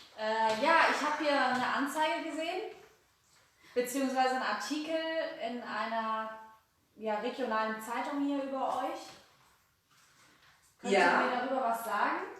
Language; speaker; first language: German; native; German